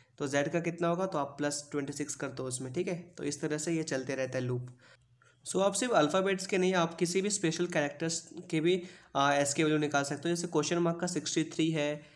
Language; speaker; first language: Hindi; native; Hindi